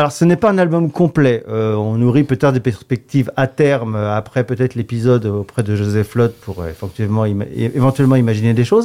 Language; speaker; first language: French; native; French